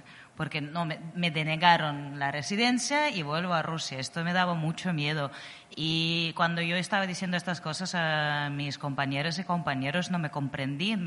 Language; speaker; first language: Spanish; non-native, fluent; Russian